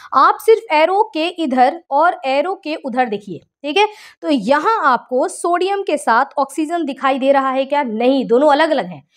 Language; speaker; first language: Hindi; native; Hindi